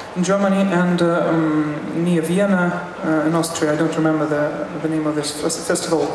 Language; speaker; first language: English; non-native, fluent; Russian